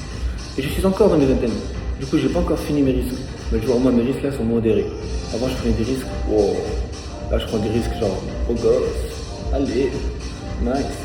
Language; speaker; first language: French; non-native, local second language; Arabic